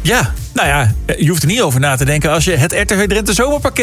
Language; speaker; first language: Dutch; native; Dutch